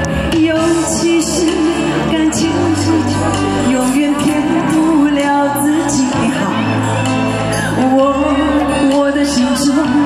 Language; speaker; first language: Chinese; native; Chinese